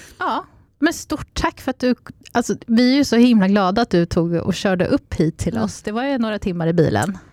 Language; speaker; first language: Swedish; native; Swedish